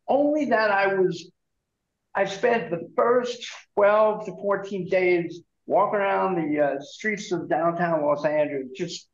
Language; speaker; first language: English; native; English